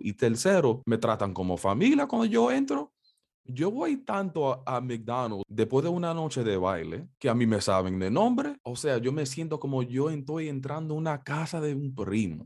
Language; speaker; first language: Spanish; early bilingual, heritage; Spanish